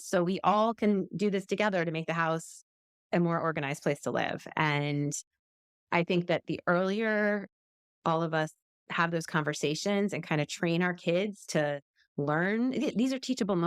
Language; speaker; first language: English; native; English